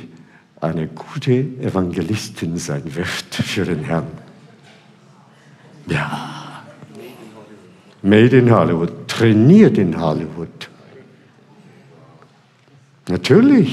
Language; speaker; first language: German; non-native, fluent; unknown